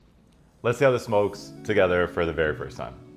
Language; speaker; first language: English; native; English